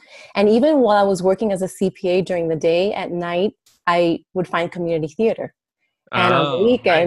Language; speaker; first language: English; early bilingual, other home language; Spanish